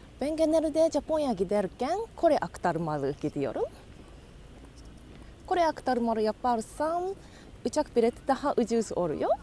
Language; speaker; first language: Turkish; non-native, learner; Japanese